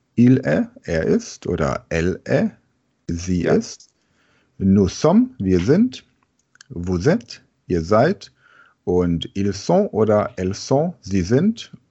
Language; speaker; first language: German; native; German